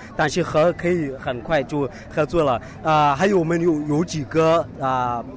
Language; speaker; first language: Chinese; non-native, fluent; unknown